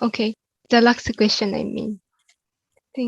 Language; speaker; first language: English; non-native, fluent; Japanese